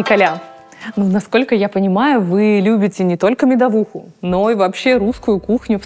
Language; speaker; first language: Russian; native; Russian